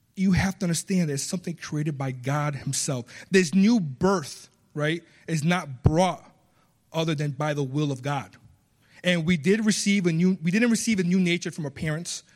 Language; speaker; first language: English; early bilingual, other home language; Spanish